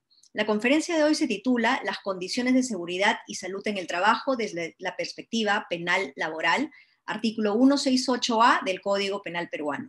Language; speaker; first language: Spanish; native; Spanish